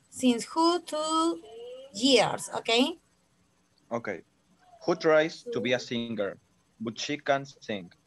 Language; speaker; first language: English; non-native, fluent; Spanish